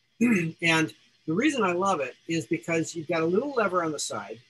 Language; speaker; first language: English; native; English